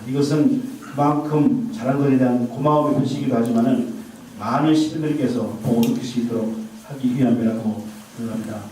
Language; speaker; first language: Korean; native; Korean